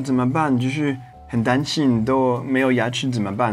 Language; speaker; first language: Chinese; non-native, fluent; French